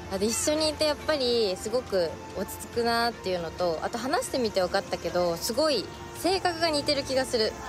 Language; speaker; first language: Japanese; native; Japanese